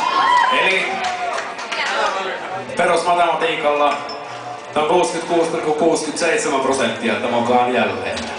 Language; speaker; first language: Finnish; native; Finnish